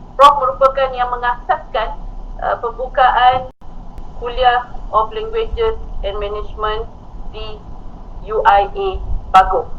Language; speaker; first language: Malay; native; Malay